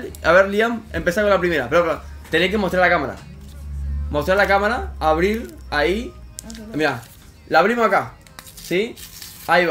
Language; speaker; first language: Spanish; native; Spanish